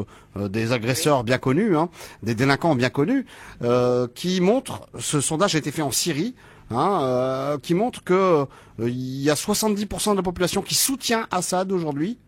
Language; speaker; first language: French; native; French